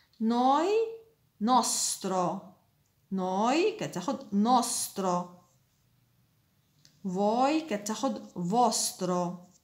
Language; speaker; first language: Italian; non-native, fluent; Arabic